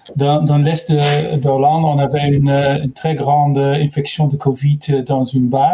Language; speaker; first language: French; non-native, learner; Dutch